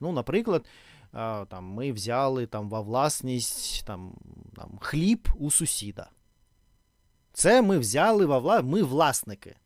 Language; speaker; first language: Ukrainian; non-native, learner; Russian